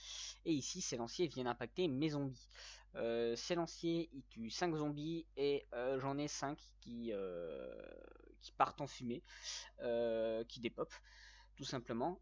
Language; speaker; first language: French; native; French